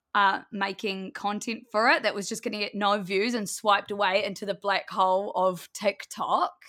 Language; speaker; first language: English; native; English